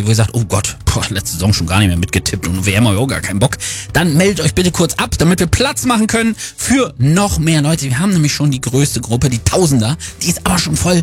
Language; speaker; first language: German; native; German